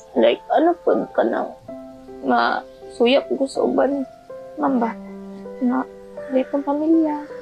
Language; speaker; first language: Cebuano; native; Cebuano